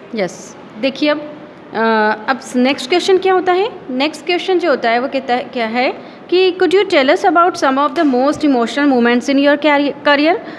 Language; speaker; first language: Hindi; native; Hindi